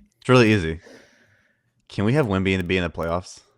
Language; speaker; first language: English; native; English